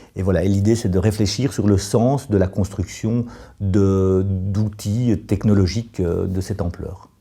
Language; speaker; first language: French; native; French